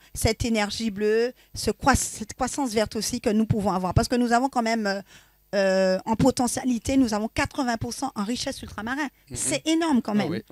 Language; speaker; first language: French; native; French